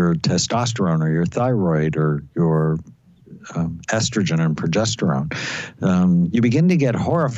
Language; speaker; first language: English; native; English